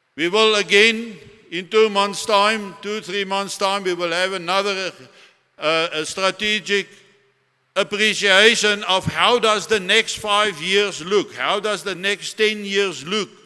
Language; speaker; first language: English; non-native, local second language; Afrikaans